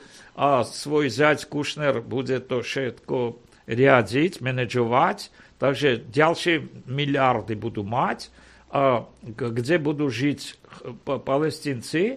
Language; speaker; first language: Slovak; non-native, fluent; Armenian